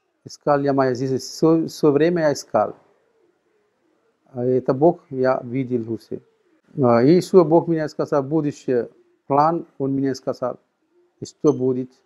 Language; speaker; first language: Russian; non-native, learner; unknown